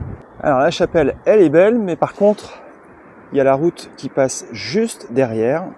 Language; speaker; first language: French; native; French